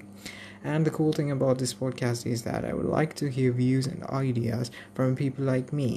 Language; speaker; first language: English; non-native, local second language; Malayalam